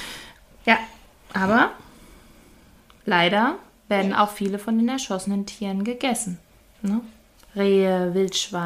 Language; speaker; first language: German; native; German